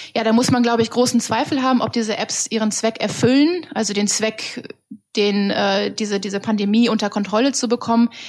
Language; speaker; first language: German; native; German